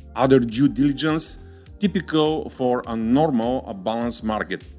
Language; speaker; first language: English; non-native, fluent; Bulgarian